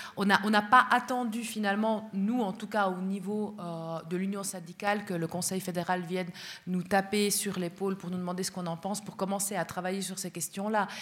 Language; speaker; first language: French; early bilingual, other home language; Spanish